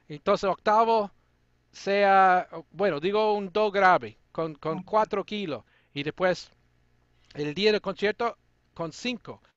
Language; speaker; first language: Spanish; non-native, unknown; English